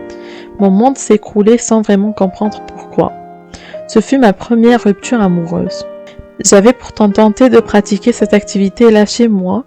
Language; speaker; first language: French; native; French